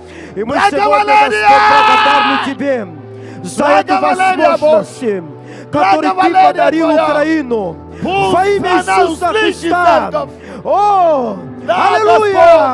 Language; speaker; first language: Russian; non-native, learner; Portuguese